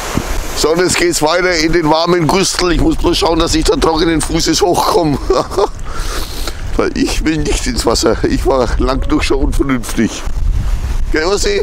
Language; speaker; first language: German; native; German